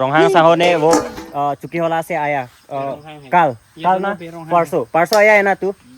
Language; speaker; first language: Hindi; non-native, local second language; Karbi